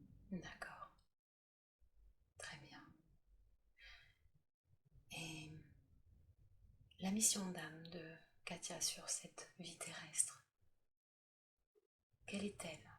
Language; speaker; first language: French; native; French